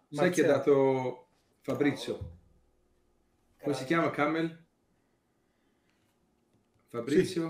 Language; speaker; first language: Italian; early bilingual, heritage; Italian